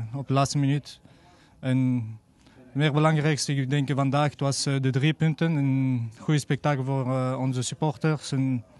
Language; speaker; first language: Dutch; non-native, learner; Arabic